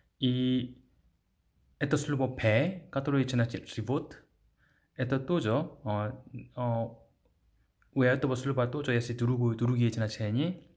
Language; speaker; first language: Russian; non-native, learner; Korean